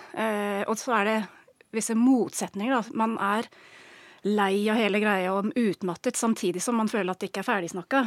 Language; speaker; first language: Norwegian; non-native, fluent; English